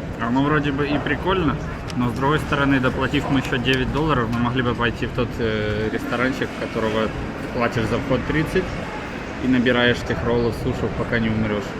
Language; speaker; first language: Russian; native; Russian